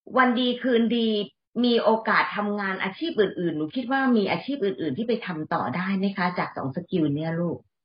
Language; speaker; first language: Thai; native; Thai